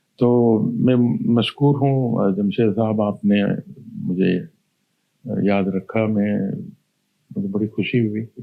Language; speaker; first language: Urdu; non-native, local second language; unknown